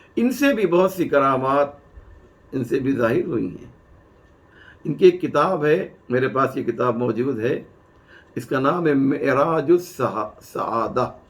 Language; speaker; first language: Urdu; native; Urdu